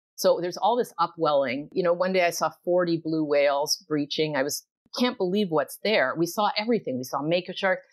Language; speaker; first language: English; native; English